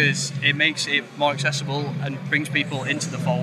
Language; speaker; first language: English; native; English